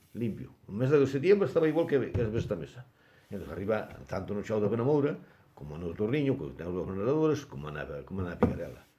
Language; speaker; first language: Galician; native; Galician